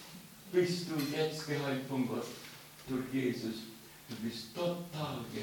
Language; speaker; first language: German; non-native, fluent; Estonian